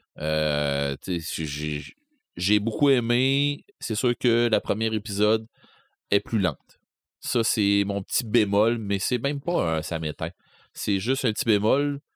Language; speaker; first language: French; native; French